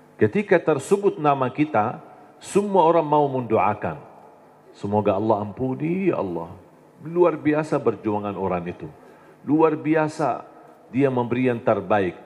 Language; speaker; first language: Indonesian; non-native, fluent; Arabic